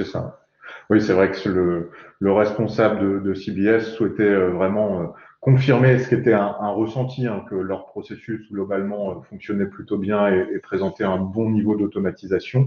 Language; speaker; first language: French; native; French